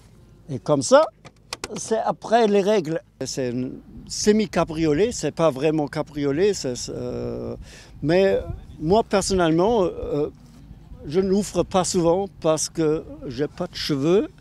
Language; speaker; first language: French; non-native, fluent; German